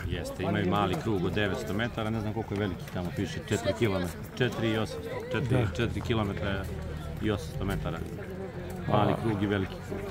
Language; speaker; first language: Serbian; native; Serbian